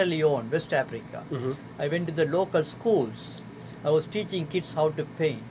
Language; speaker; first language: English; non-native, local second language; Tamil